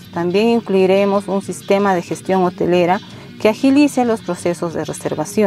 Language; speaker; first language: Spanish; native; Spanish